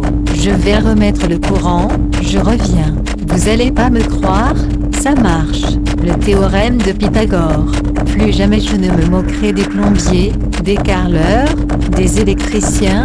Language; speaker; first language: French; native; French